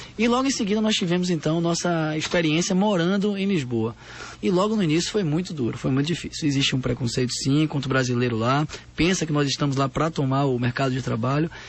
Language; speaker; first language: Portuguese; native; Portuguese